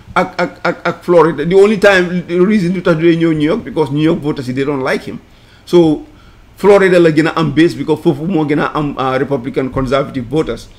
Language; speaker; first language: English; non-native, local second language; Wolof